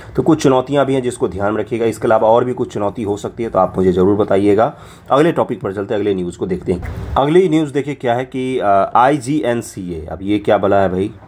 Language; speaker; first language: Hindi; non-native, local second language; Maithili